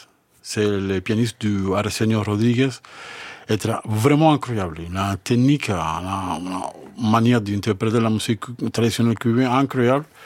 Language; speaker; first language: French; non-native, fluent; Spanish